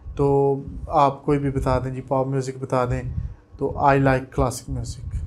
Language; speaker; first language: Urdu; non-native, local second language; Punjabi